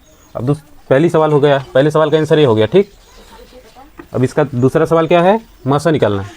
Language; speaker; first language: Hindi; native; Hindi